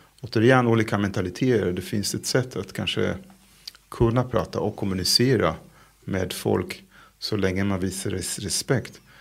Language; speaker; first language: Swedish; non-native, fluent; Hebrew